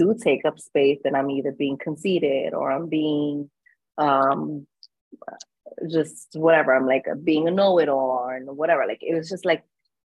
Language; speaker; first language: English; native; English